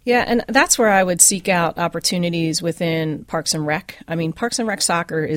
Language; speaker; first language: English; native; English